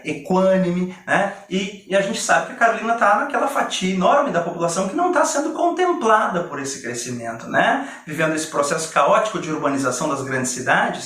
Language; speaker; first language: Portuguese; native; Portuguese